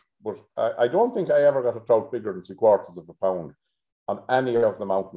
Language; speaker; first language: English; native; English